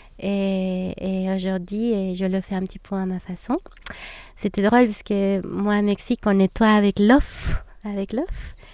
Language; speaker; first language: French; non-native, fluent; Spanish